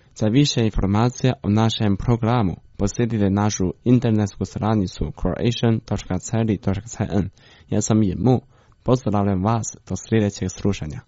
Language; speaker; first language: Croatian; non-native, fluent; Chinese